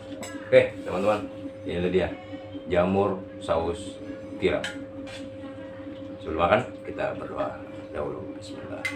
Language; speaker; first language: Indonesian; native; Indonesian